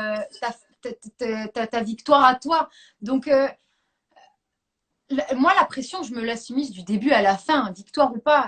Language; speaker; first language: French; native; French